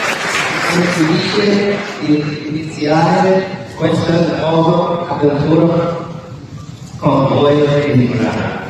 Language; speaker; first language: Italian; non-native, learner; English